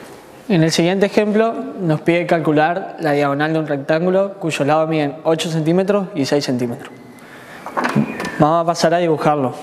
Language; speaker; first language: Spanish; native; Spanish